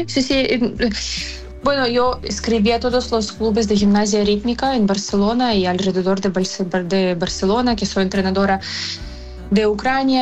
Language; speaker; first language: Spanish; non-native, fluent; Ukrainian